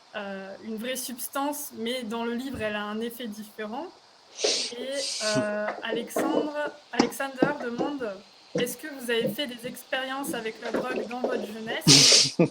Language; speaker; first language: French; native; French